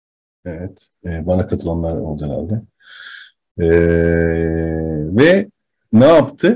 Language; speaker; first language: Turkish; native; Turkish